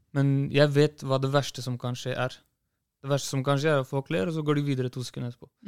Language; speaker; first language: Norwegian; early bilingual, other home language; Kurdish